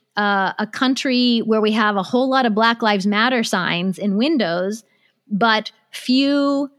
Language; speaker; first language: English; native; English